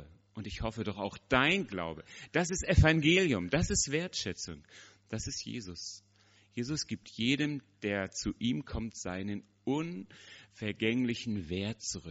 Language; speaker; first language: German; native; German